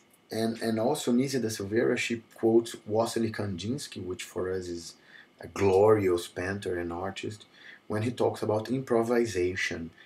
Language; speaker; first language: English; non-native, fluent; Portuguese